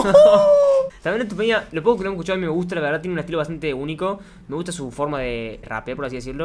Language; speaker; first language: Spanish; native; Spanish